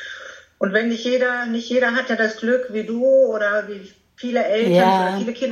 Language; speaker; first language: German; native; German